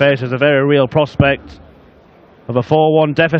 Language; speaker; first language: English; native; English